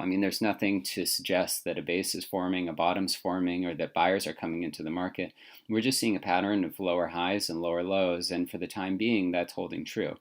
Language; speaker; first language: English; native; English